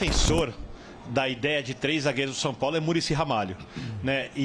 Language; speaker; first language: Portuguese; native; Portuguese